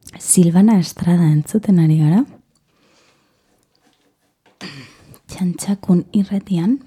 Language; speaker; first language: Basque; non-native, learner; Spanish